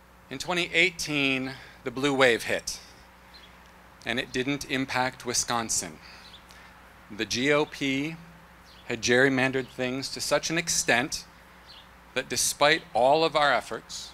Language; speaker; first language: English; native; English